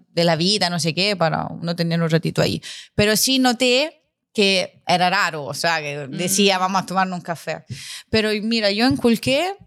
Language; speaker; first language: Spanish; non-native, fluent; Italian